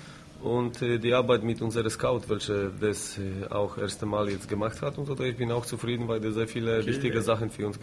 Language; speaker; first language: German; non-native, fluent; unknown